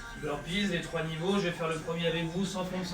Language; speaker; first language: French; native; French